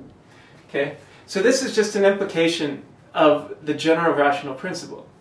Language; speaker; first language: English; native; English